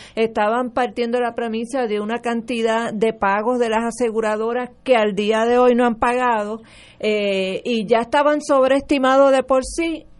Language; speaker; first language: Spanish; early bilingual, other home language; English